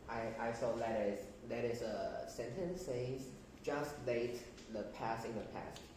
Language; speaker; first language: English; non-native, learner; Chinese